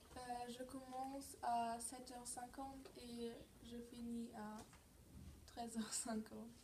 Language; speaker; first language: French; non-native, learner; German